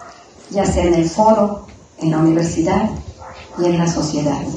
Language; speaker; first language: Spanish; native; Spanish